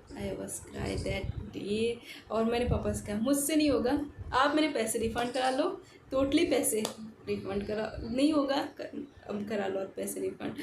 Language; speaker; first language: Hindi; native; Hindi